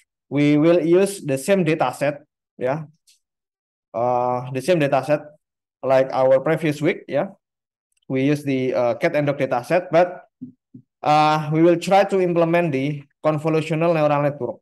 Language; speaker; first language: English; non-native, fluent; Indonesian